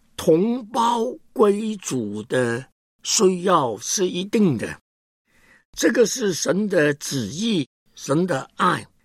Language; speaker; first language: Chinese; non-native, local second language; Cantonese